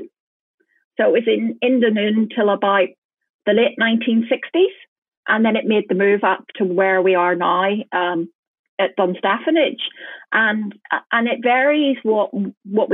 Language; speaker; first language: English; native; English